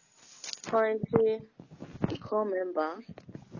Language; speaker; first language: English; non-native, local second language; Yoruba